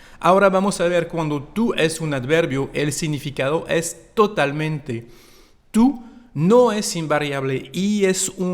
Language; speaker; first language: Spanish; non-native, fluent; French